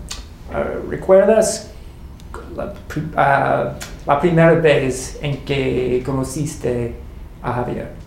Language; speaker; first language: Spanish; non-native, learner; English